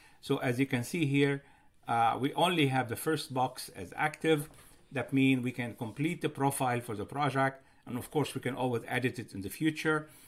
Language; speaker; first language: English; non-native, fluent; Arabic